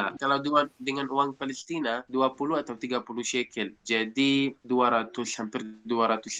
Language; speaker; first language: Indonesian; non-native, fluent; Arabic